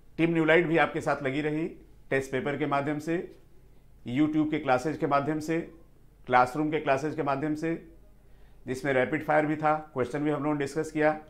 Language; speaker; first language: Hindi; native; Hindi